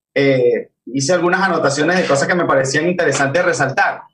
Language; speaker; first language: Spanish; native; Spanish